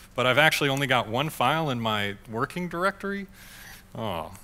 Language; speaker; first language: English; native; English